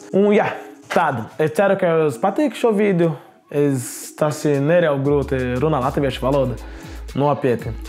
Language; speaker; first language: Latvian; non-native, learner; Portuguese